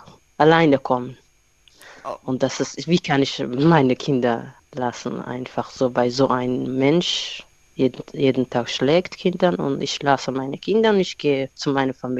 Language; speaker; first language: German; non-native, learner; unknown